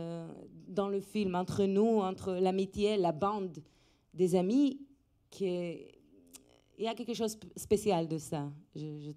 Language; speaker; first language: French; non-native, fluent; Hebrew